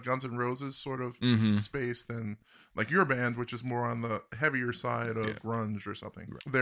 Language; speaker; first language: English; native; English